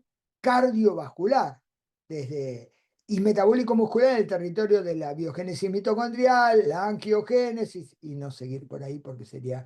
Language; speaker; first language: Spanish; native; Spanish